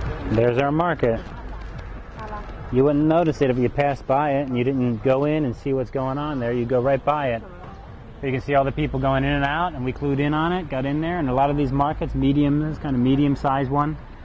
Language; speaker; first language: English; native; English